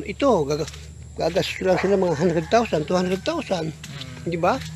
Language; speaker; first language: Filipino; native; Filipino